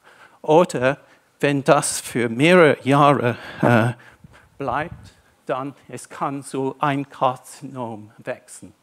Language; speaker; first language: German; non-native, fluent; English